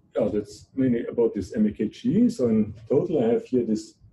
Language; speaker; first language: English; non-native, fluent; German